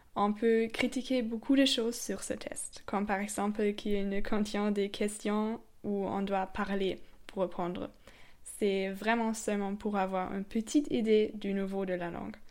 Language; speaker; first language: French; non-native, fluent; German